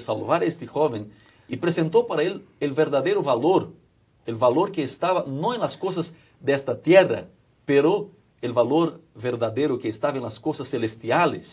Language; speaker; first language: Spanish; non-native, fluent; Portuguese